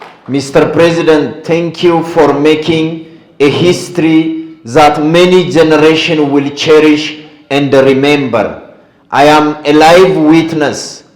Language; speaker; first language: English; non-native, fluent; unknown